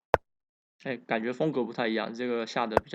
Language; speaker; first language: Chinese; native; Chinese